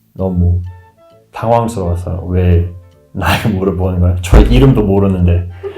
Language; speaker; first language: Korean; non-native, fluent; English